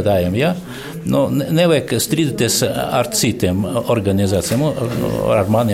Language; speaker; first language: Latvian; non-native, local second language; Russian